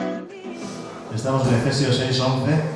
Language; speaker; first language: Spanish; native; Spanish